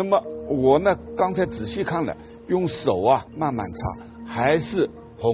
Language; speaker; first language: Chinese; native; Chinese